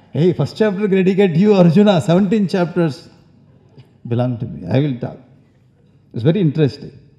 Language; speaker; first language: English; non-native, local second language; Tamil